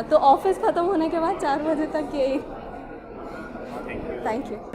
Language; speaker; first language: Hindi; native; Hindi